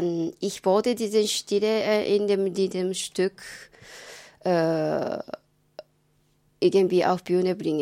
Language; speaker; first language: German; non-native, learner; Japanese